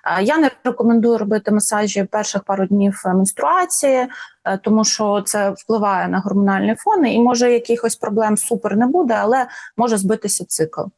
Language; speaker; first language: Ukrainian; non-native, local second language; Russian